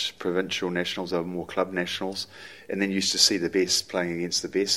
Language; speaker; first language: English; native; English